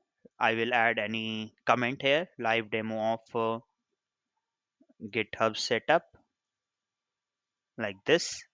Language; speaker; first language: English; non-native, local second language; Hindi